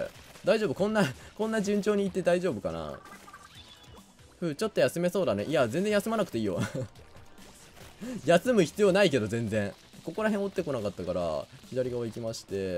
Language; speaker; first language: Japanese; native; Japanese